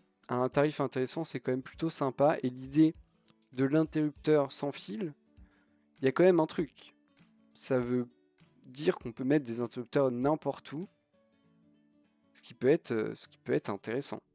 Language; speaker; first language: French; native; French